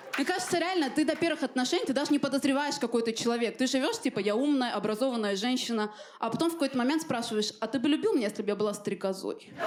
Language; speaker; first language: Russian; early bilingual, other home language; Armenian